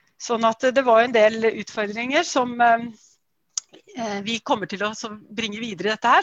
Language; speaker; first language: Norwegian; native; Norwegian